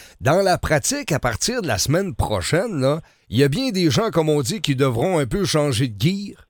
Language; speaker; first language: French; native; French